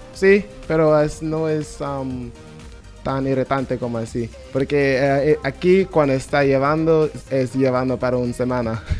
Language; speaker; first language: Spanish; non-native, learner; English